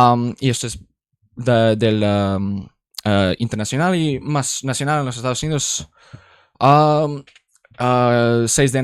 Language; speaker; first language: Spanish; non-native, learner; English